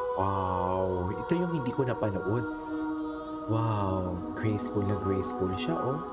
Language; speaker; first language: Filipino; non-native, local second language; Hiligaynon